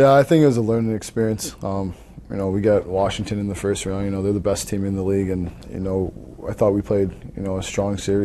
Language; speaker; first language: English; native; English